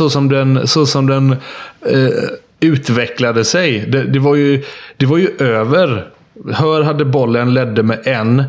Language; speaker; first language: Swedish; native; Swedish